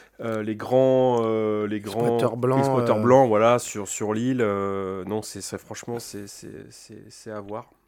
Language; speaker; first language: French; native; French